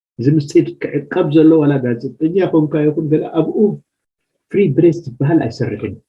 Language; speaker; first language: Tigrinya; native; Tigrinya